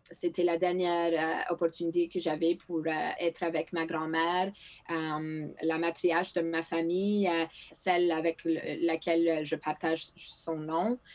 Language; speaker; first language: French; non-native, local second language; Greek